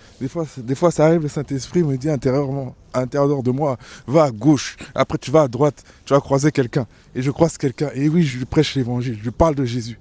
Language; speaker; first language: French; native; French